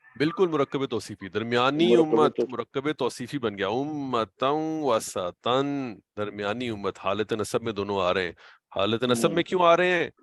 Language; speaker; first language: Urdu; native; Urdu